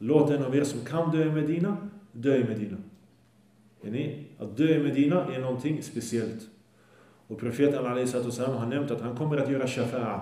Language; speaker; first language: Swedish; early bilingual, other home language; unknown